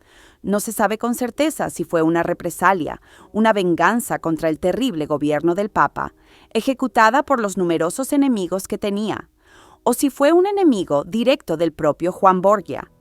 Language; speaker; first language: Spanish; native; Spanish